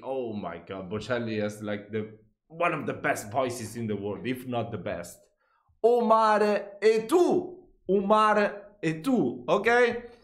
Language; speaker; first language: English; non-native, fluent; Italian